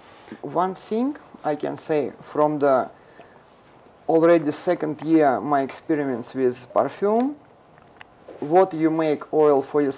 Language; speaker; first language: English; non-native, learner; Russian